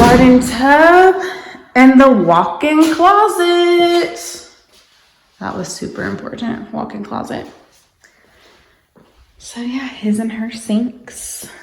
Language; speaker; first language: English; native; English